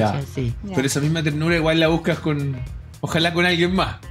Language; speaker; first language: Spanish; native; Spanish